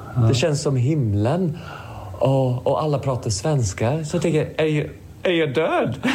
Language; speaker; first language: Swedish; non-native, fluent; English